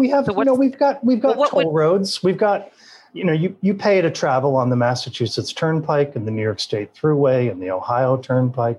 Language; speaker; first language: English; native; English